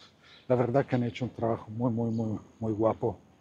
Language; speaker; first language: Spanish; non-native, fluent; Italian